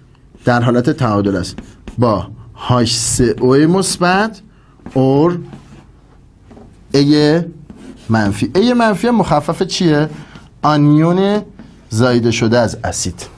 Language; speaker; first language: Persian; native; Persian